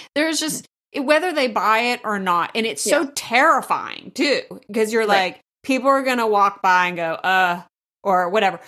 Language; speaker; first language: English; native; English